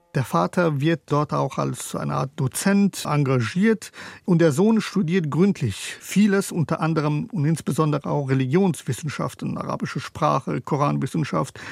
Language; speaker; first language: German; early bilingual, other home language; Persian